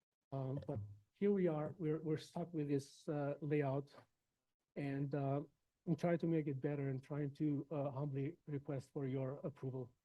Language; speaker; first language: English; non-native, fluent; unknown